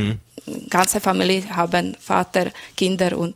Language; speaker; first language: German; non-native, learner; Slovak